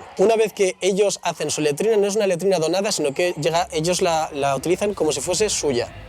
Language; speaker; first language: Spanish; native; Spanish